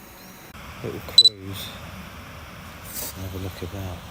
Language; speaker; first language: English; native; English